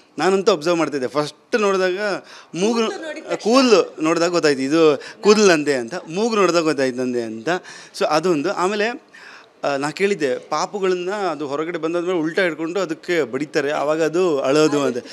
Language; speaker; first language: Kannada; native; Kannada